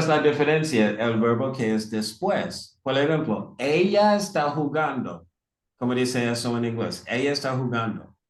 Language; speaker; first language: Spanish; non-native, fluent; English